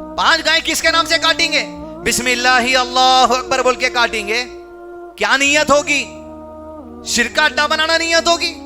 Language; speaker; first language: Urdu; native; Urdu